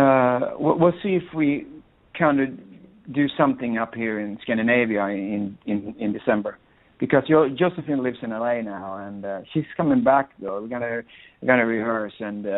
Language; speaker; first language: English; non-native, fluent; Swedish